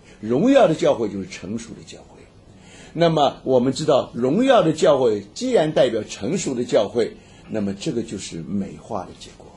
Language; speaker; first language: Chinese; native; Chinese